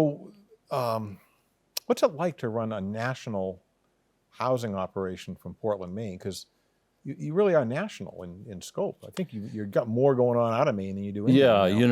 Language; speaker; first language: English; native; English